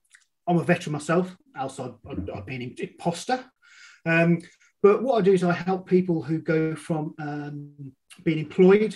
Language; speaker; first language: English; native; English